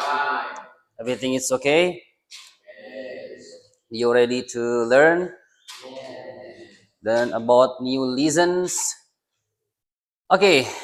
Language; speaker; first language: English; non-native, learner; Indonesian